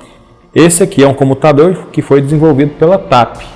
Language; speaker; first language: Portuguese; native; Portuguese